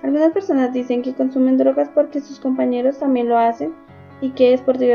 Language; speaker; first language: Spanish; native; Spanish